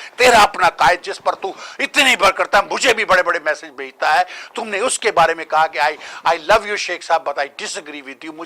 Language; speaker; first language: Urdu; native; Urdu